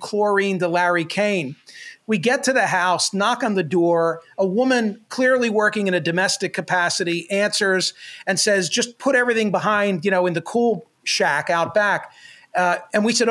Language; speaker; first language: English; native; English